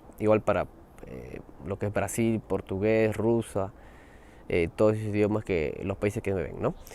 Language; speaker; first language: Spanish; native; Spanish